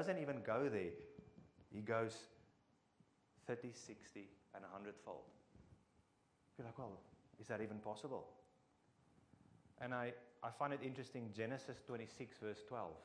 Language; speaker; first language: English; non-native, local second language; Afrikaans